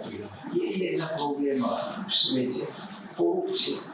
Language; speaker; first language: Slovak; non-native, learner; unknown